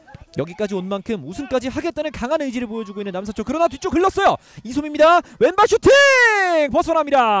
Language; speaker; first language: Korean; native; Korean